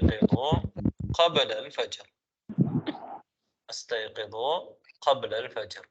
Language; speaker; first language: Arabic; non-native, fluent; Tamil